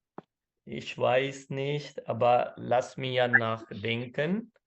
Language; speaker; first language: German; non-native, learner; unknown